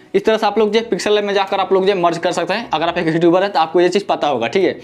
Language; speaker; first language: Hindi; native; Hindi